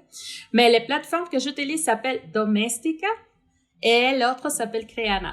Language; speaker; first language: French; non-native, fluent; Spanish